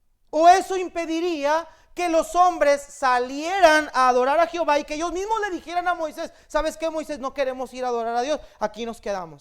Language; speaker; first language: Spanish; native; Spanish